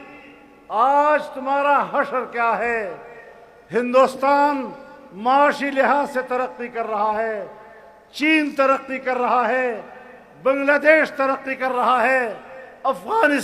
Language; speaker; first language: Urdu; non-native, local second language; Pashto